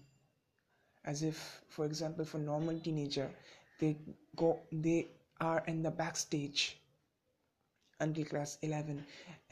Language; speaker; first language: English; non-native, local second language; Bangla